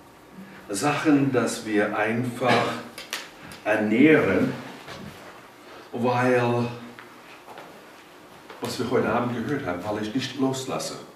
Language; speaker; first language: German; non-native, fluent; English